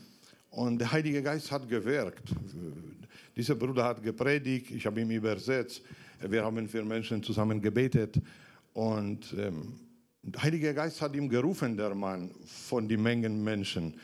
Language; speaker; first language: German; non-native, fluent; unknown